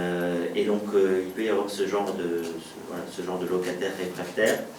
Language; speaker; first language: French; native; French